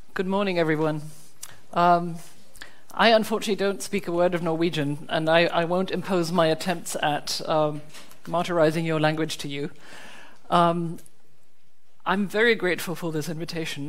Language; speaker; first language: English; non-native, fluent; German